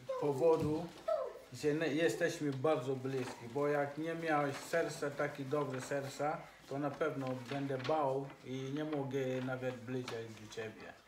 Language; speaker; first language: Polish; non-native, learner; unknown